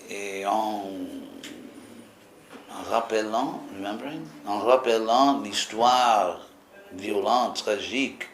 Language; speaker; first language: French; non-native, fluent; English